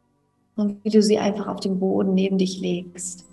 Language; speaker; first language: German; native; German